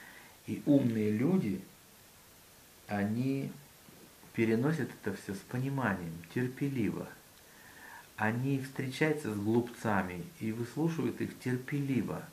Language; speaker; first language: Russian; native; Russian